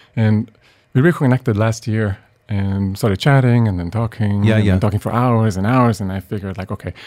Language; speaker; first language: English; non-native, fluent; Hungarian